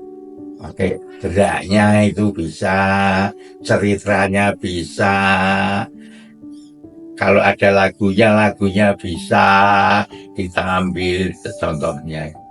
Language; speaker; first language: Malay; non-native, local second language; Javanese